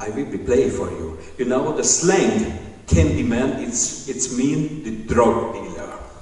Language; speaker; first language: English; non-native, learner; Hungarian